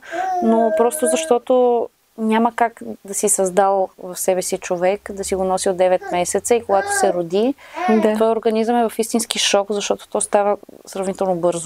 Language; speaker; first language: Bulgarian; native; Bulgarian